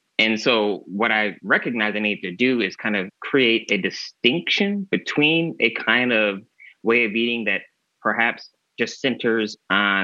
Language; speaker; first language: English; native; English